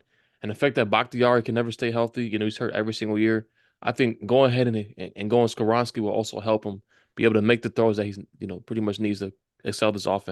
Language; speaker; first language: English; native; English